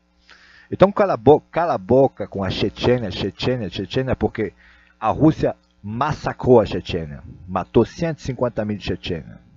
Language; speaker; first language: Portuguese; non-native, fluent; Russian